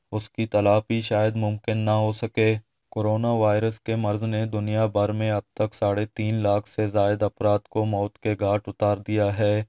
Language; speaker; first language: Urdu; non-native, local second language; Baluchi